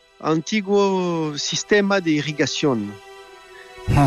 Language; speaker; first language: Spanish; non-native, learner; French